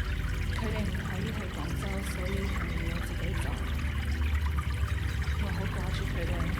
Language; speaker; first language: Cantonese; early bilingual, heritage; Cantonese